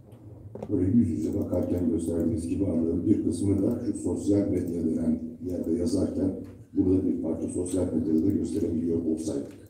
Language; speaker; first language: Turkish; native; Turkish